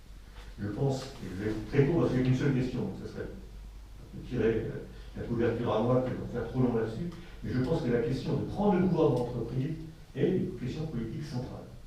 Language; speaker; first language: French; native; French